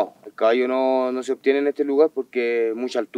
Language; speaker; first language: Spanish; native; Spanish